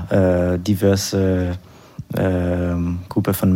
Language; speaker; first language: German; non-native, fluent; Hebrew